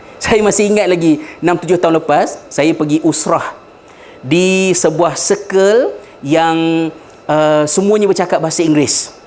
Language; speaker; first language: Malay; native; Malay